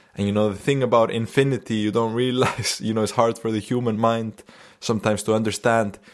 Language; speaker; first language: English; non-native, fluent; Icelandic